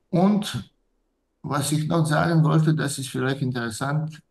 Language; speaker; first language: German; non-native, fluent; Serbian